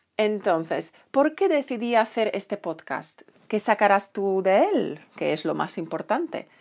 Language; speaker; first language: Spanish; non-native, fluent; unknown